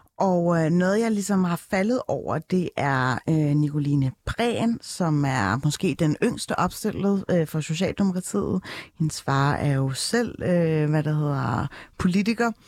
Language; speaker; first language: Danish; early bilingual, other home language; Turkish